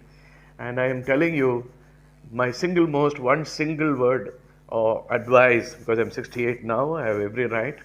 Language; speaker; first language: English; non-native, local second language; Tamil